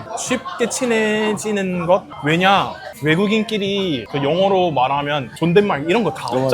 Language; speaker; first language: Korean; non-native, fluent; English